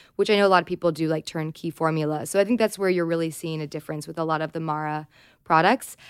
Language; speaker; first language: English; native; English